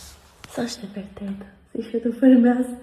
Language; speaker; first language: Albanian; early bilingual, heritage; Albanian